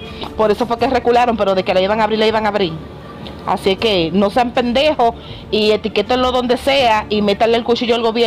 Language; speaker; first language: Spanish; native; Spanish